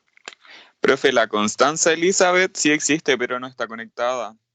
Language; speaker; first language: Spanish; native; Spanish